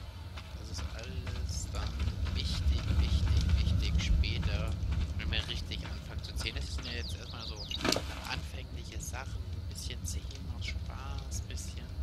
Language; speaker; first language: German; native; German